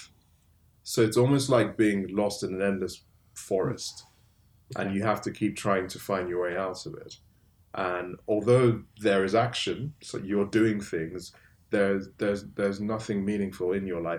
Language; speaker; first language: English; native; English